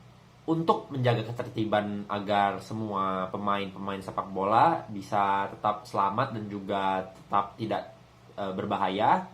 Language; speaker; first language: Indonesian; native; Indonesian